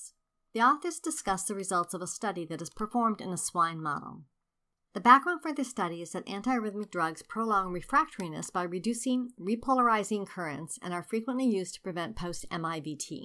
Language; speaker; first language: English; native; English